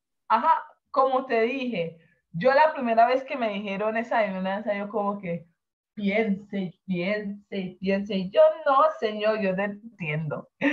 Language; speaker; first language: Spanish; non-native, fluent; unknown